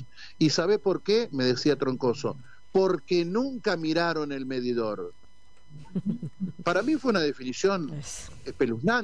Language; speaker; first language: Spanish; native; Spanish